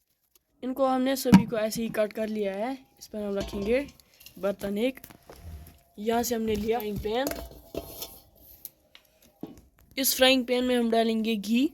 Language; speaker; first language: Hindi; non-native, local second language; Kashmiri